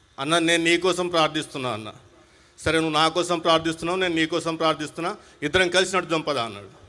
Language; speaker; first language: Telugu; non-native, local second language; Urdu